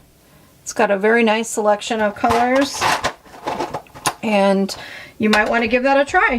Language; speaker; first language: English; native; English